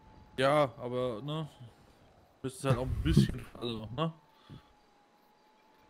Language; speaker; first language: German; native; German